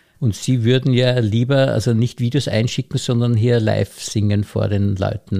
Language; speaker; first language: German; native; German